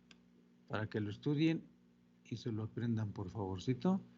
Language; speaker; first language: Spanish; native; Spanish